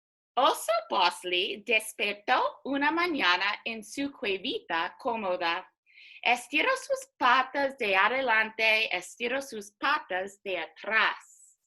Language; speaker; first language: Spanish; non-native, fluent; English